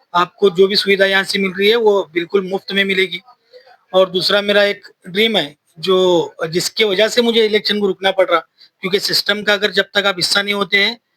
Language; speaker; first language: Hindi; native; Hindi